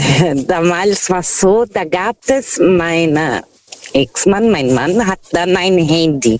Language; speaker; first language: German; non-native, fluent; Portuguese